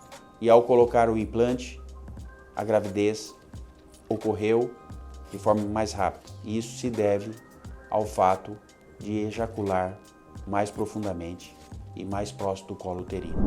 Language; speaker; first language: Portuguese; native; Portuguese